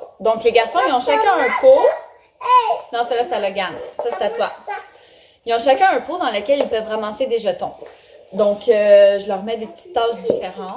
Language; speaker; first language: French; native; French